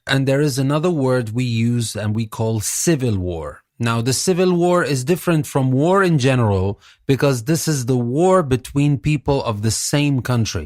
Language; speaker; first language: English; non-native, fluent; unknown